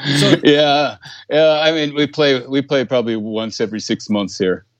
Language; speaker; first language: English; native; English